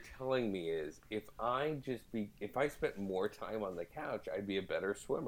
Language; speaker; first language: English; native; English